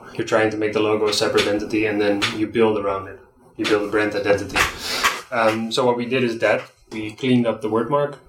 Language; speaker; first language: English; non-native, fluent; Dutch